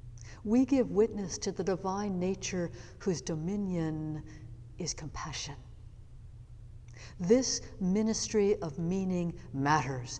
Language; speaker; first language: English; native; English